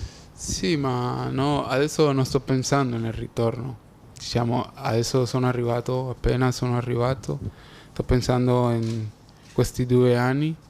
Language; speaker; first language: Italian; non-native, fluent; Spanish